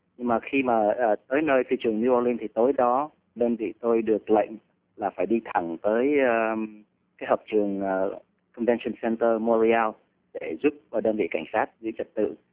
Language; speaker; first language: Vietnamese; early bilingual, heritage; Vietnamese